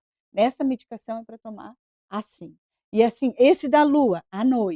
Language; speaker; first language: Portuguese; native; Portuguese